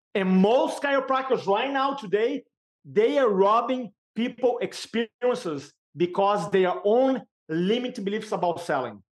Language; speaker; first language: English; non-native, fluent; Portuguese